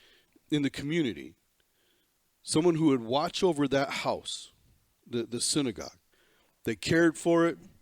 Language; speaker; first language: English; native; English